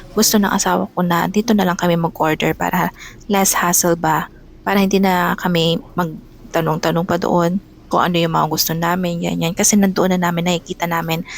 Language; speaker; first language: Filipino; non-native, local second language; Iloko